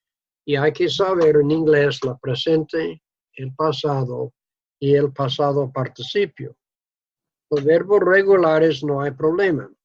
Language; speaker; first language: Spanish; non-native, fluent; English